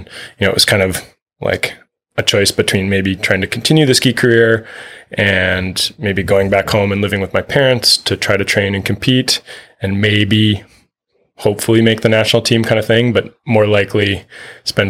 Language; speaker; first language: English; native; English